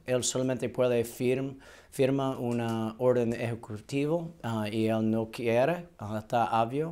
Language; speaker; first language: Spanish; non-native, learner; English